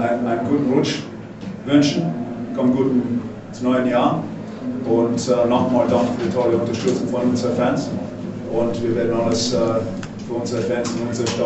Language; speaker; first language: German; non-native, fluent; English